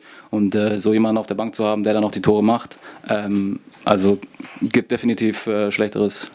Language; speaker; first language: German; native; German